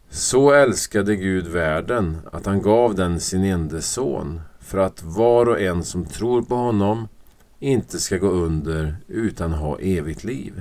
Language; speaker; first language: Swedish; native; Swedish